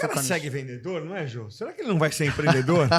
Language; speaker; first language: Portuguese; native; Portuguese